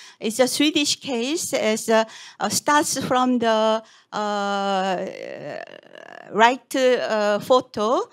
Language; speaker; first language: English; non-native, fluent; Korean